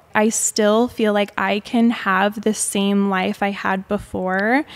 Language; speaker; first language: English; native; English